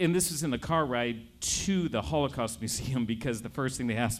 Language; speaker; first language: English; native; English